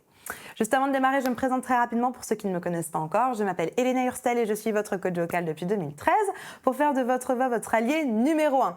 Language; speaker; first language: French; native; French